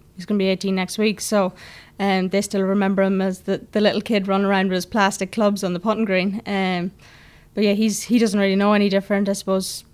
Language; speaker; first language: English; native; English